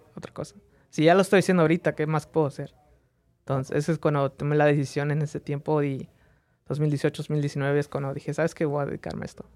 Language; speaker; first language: Spanish; early bilingual, heritage; Spanish